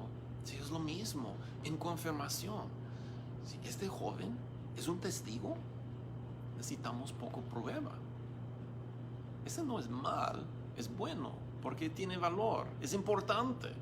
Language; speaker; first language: Spanish; non-native, learner; English